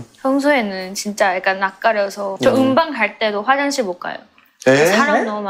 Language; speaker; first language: Korean; non-native, fluent; Chinese